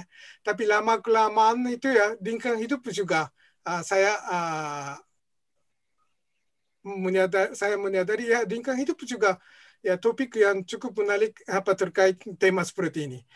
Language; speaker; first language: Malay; non-native, fluent; Japanese